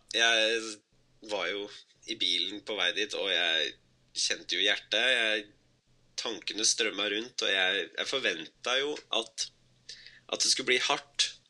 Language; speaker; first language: Norwegian; early bilingual, other home language; Spanish